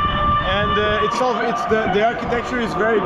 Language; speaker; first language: English; non-native, learner; Portuguese